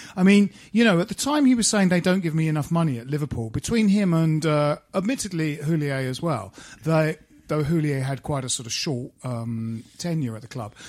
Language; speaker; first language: English; native; English